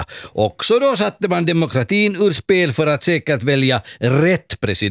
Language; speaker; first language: Swedish; native; Swedish